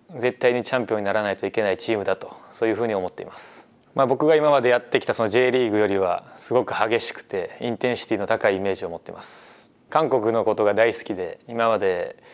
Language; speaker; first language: Japanese; native; Japanese